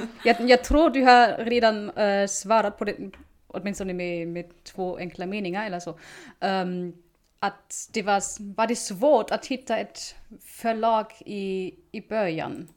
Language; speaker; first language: Swedish; non-native, fluent; German